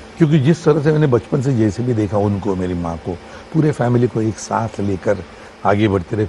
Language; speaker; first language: Hindi; non-native, local second language; Marathi